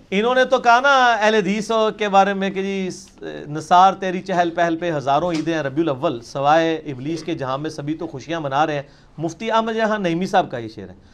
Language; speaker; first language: Urdu; non-native, local second language; Punjabi